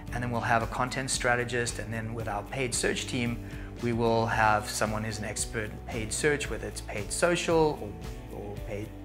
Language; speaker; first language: English; native; English